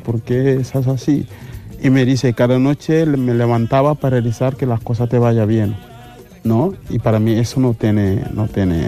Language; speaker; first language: Spanish; non-native, fluent; Wolof